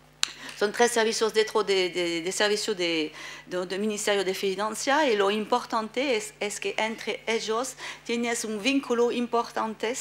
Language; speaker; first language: Spanish; non-native, fluent; French